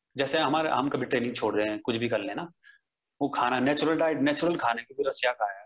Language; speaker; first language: Hindi; native; Hindi